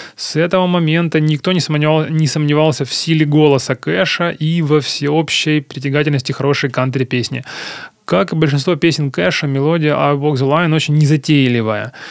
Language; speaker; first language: Russian; native; Russian